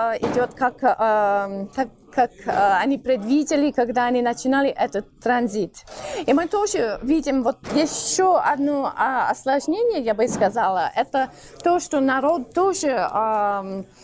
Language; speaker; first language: Russian; non-native, fluent; English